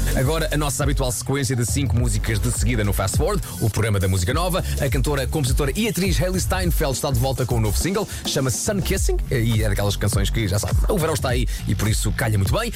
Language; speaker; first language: Portuguese; native; Portuguese